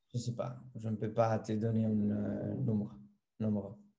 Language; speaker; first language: French; non-native, fluent; Spanish